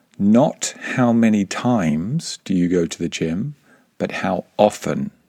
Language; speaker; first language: English; native; English